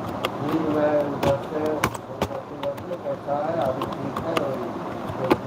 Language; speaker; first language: Hindi; non-native, local second language; Santali